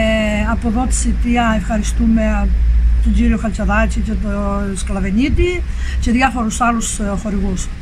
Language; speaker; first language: Greek; native; Greek